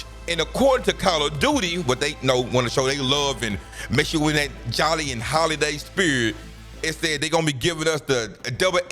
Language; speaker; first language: English; native; English